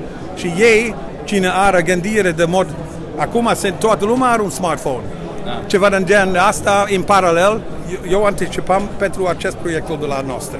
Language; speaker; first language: Romanian; non-native, learner; Dutch